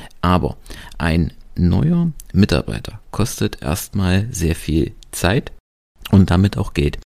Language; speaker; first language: German; native; German